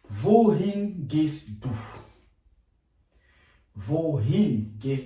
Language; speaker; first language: German; non-native, fluent; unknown